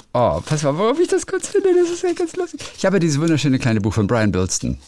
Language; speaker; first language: German; native; German